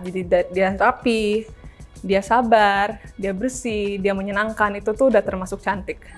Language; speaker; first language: Indonesian; native; Indonesian